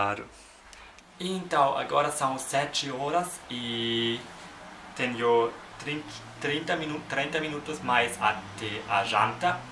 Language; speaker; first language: Portuguese; non-native, fluent; German